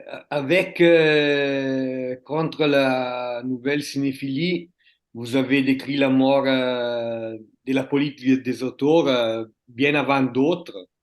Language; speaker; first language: French; non-native, fluent; Italian